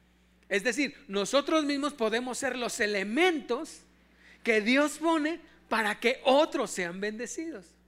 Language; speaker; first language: Spanish; native; Spanish